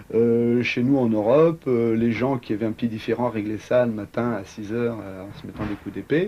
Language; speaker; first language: French; native; French